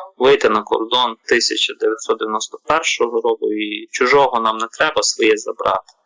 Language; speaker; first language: Ukrainian; native; Ukrainian